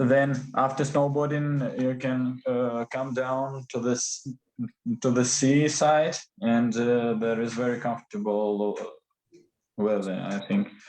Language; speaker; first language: English; non-native, learner; Russian